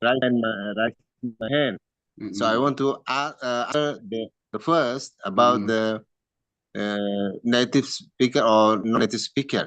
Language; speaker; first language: English; non-native, learner; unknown